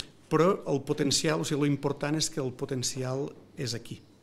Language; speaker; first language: Catalan; native; Catalan